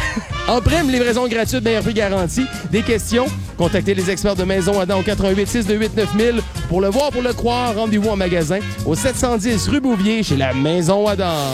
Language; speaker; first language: French; native; French